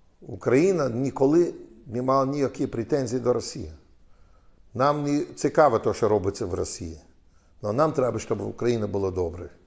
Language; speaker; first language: Ukrainian; non-native, fluent; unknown